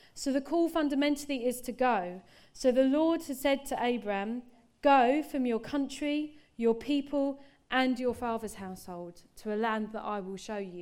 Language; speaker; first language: English; native; English